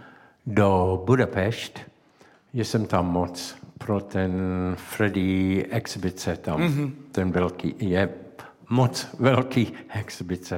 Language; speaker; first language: Czech; non-native, learner; English